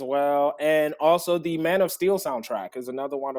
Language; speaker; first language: English; early bilingual, other home language; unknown